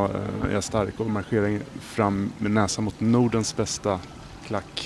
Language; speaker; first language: Swedish; native; Swedish